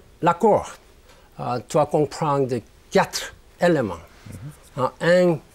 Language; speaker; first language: French; non-native, learner; Korean